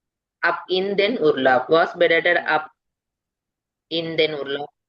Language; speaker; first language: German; non-native, learner; Tamil